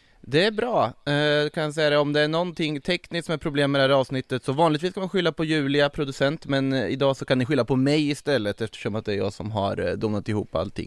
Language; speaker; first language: Swedish; native; Swedish